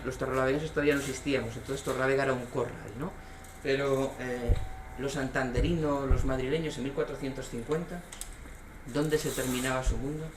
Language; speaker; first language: Spanish; native; Spanish